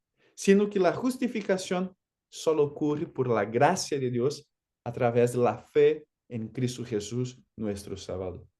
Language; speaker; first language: Spanish; non-native, fluent; Portuguese